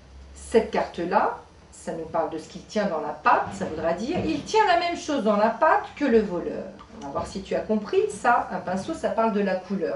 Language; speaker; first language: French; native; French